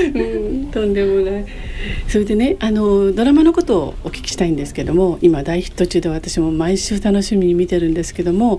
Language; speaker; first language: Japanese; native; Japanese